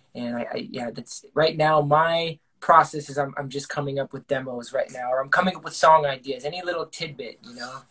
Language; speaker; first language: English; native; English